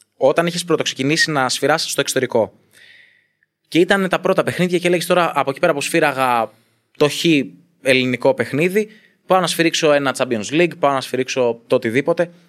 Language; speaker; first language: Greek; native; Greek